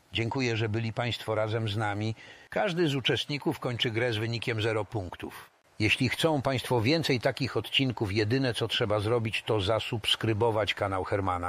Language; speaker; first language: Polish; native; Polish